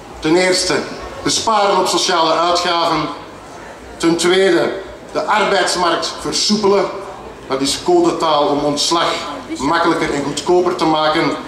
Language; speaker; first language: Dutch; native; Dutch